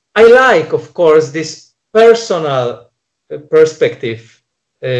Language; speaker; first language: English; non-native, fluent; Polish